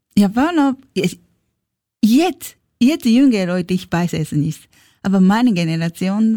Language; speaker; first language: German; non-native, learner; Japanese